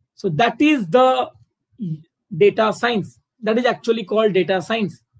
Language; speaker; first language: English; non-native, local second language; Hindi